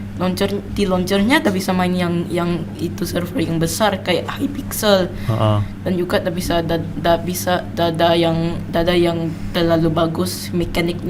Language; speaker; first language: Indonesian; non-native, local second language; English